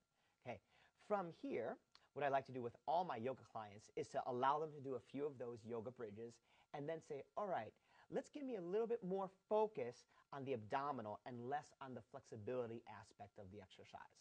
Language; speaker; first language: English; native; English